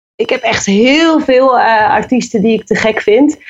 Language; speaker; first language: Dutch; native; Dutch